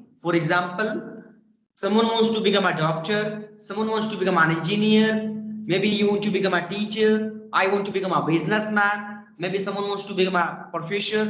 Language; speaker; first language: English; non-native, learner; Bhojpuri